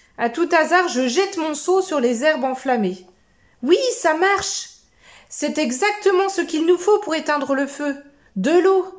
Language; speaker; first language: French; native; French